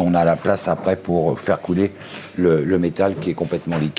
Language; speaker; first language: French; native; French